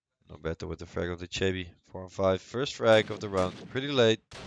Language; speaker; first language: English; non-native, fluent; Dutch